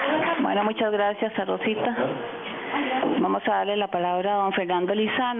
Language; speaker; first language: Spanish; native; Spanish